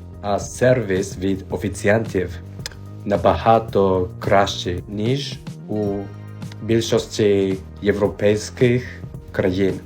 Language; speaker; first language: Ukrainian; non-native, fluent; Japanese